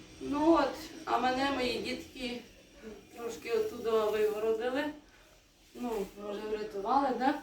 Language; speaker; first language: Ukrainian; native; Ukrainian